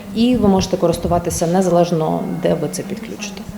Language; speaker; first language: Ukrainian; native; Ukrainian